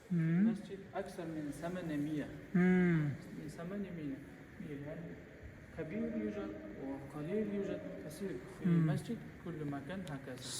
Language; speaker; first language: Arabic; non-native, learner; Kazakh